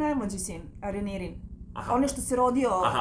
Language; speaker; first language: Serbian; native; Serbian